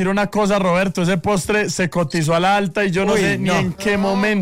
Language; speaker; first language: Spanish; native; Spanish